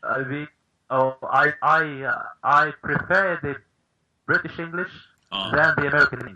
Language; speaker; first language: English; non-native, fluent; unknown